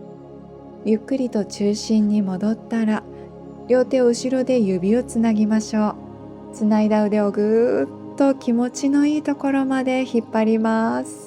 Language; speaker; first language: Japanese; native; Japanese